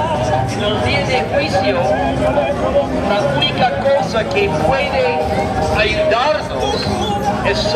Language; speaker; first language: Spanish; non-native, learner; English